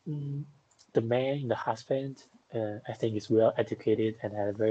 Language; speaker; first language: English; non-native, fluent; Chinese